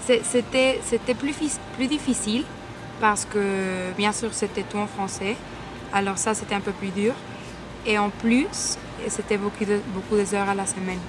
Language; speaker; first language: French; non-native, fluent; Spanish